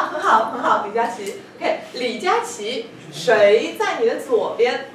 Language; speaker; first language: Chinese; non-native, fluent; English